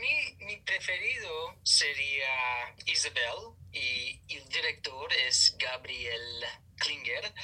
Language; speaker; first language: Spanish; non-native, learner; English